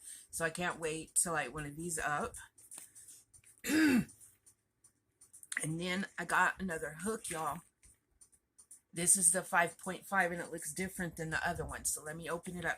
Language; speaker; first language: English; native; English